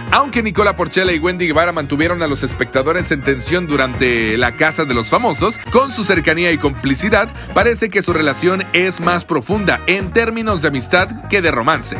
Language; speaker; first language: Spanish; native; Spanish